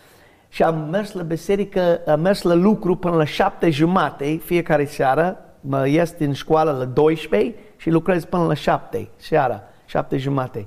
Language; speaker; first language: Romanian; non-native, learner; English